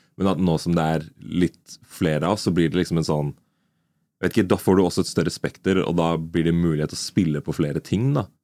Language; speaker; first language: Norwegian; early bilingual, other home language; Nigerian Pidgin